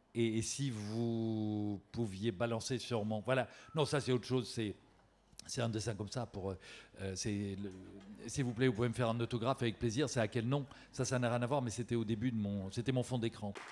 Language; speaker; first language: French; native; French